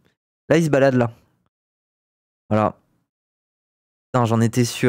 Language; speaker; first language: French; native; French